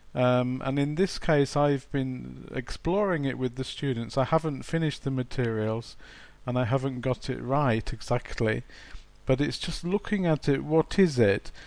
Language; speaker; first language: English; native; English